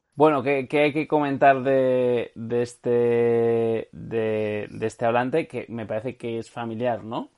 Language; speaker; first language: Spanish; native; Spanish